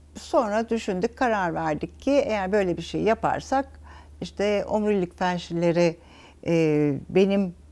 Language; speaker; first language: Turkish; native; Turkish